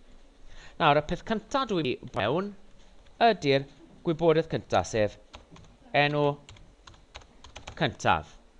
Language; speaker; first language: Welsh; non-native, local second language; English